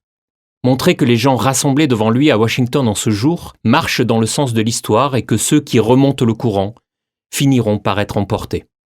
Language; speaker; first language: French; native; French